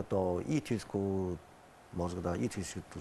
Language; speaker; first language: Bulgarian; non-native, learner; Chinese